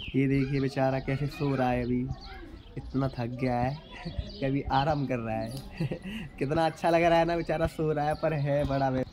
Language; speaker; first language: Hindi; native; Hindi